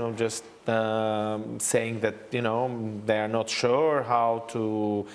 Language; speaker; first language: English; non-native, fluent; Albanian